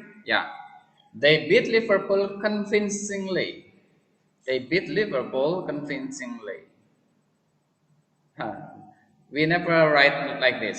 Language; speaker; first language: English; non-native, fluent; Indonesian